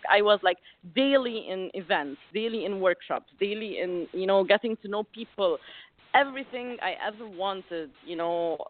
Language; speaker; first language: English; non-native, fluent; Arabic